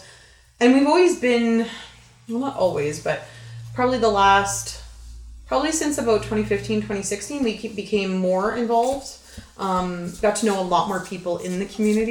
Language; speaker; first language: English; native; English